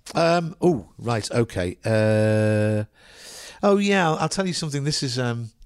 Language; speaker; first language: English; native; English